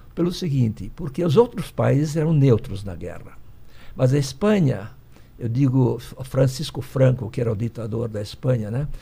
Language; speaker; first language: Portuguese; early bilingual, other home language; Hungarian